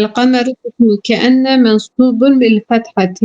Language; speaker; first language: Arabic; non-native, learner; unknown